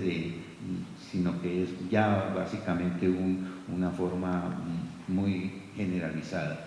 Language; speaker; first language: Spanish; native; Spanish